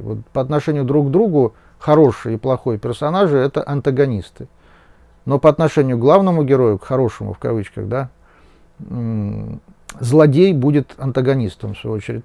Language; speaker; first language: Russian; native; Russian